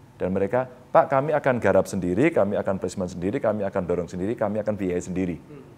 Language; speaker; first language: Indonesian; native; Indonesian